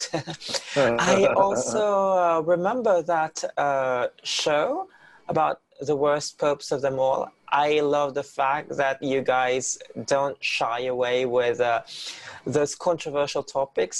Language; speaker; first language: English; non-native, local second language; Filipino